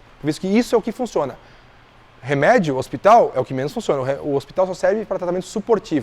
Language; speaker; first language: Portuguese; native; Portuguese